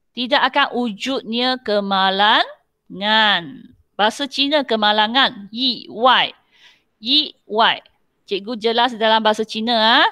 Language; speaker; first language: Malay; non-native, local second language; Chinese